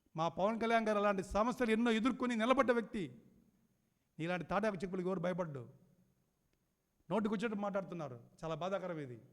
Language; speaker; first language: Telugu; native; Telugu